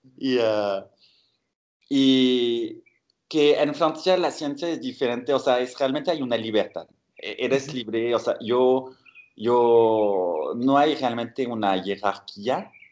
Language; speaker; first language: Spanish; non-native, fluent; French